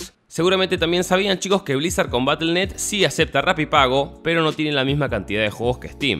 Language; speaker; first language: Spanish; native; Spanish